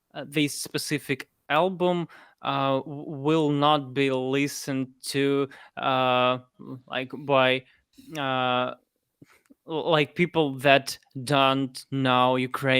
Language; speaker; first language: English; non-native, fluent; Russian